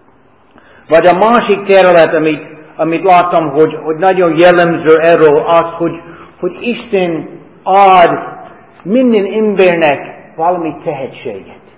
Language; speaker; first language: Hungarian; non-native, fluent; English